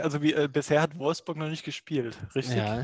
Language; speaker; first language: German; native; German